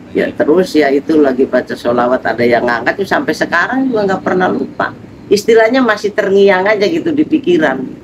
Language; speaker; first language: Indonesian; native; Indonesian